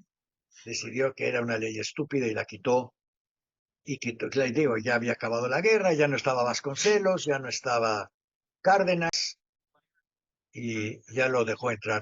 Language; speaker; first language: Spanish; native; Spanish